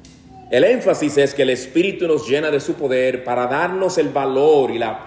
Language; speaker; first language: Spanish; native; Spanish